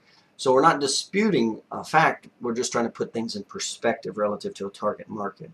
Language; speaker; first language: English; native; English